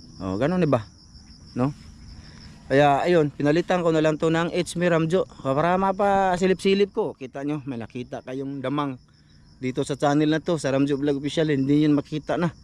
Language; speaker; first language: Filipino; non-native, local second language; Cebuano